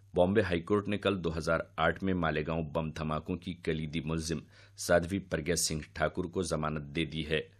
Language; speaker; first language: Urdu; native; Urdu